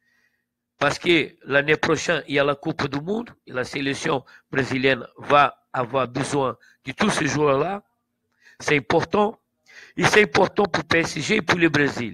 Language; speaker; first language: French; non-native, learner; Portuguese